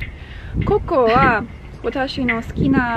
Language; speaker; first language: Japanese; non-native, learner; English